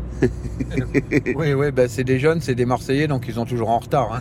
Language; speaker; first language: French; non-native, fluent; Spanish